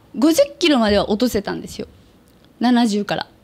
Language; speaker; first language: Japanese; native; Japanese